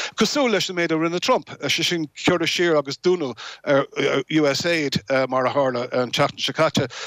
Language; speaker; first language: Irish; non-native, local second language; English